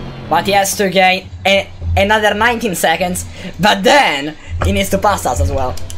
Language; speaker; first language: English; non-native, fluent; Italian